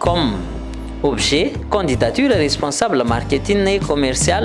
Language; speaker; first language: French; non-native, local second language; Malagasy